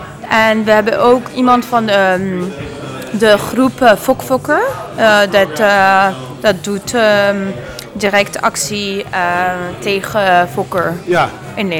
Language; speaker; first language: Dutch; non-native, learner; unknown